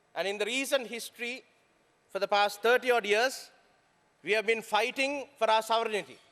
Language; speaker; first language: English; non-native, local second language; Sinhala